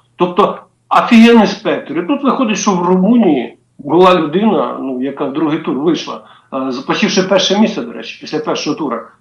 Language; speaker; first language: Ukrainian; native; Ukrainian